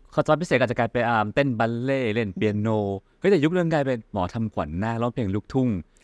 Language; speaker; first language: Thai; native; Thai